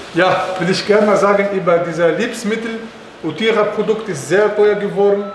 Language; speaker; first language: German; non-native, learner; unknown